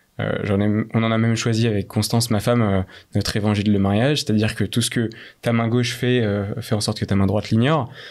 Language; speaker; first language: French; native; French